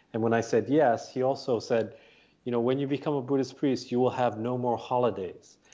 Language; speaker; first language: English; early bilingual, other home language; Japanese